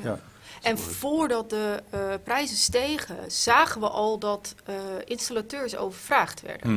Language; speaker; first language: Dutch; native; Dutch